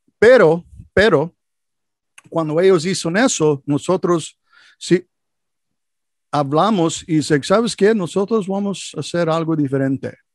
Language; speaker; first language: Spanish; non-native, learner; English